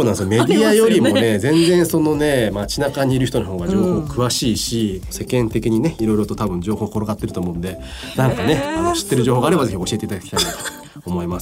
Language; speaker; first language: Japanese; native; Japanese